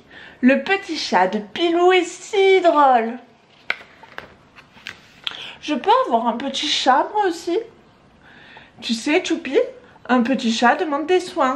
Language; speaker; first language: French; native; French